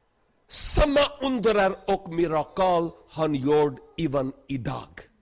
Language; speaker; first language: Swedish; non-native, learner; Urdu